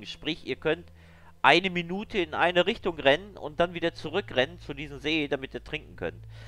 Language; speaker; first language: German; native; German